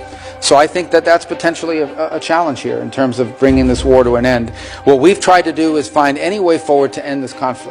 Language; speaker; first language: English; native; English